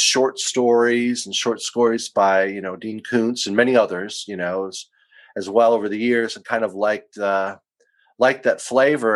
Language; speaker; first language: English; native; English